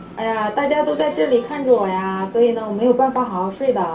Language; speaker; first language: Chinese; non-native, fluent; Korean